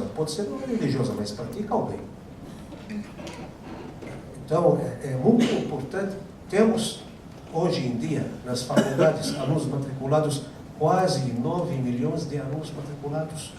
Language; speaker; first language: Portuguese; non-native, fluent; Arabic